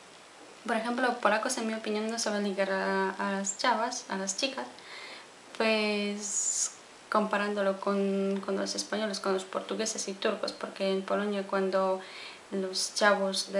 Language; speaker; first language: Spanish; non-native, fluent; Polish